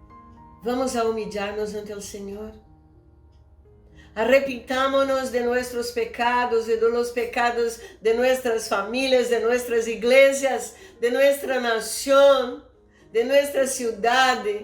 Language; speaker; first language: Spanish; non-native, fluent; Portuguese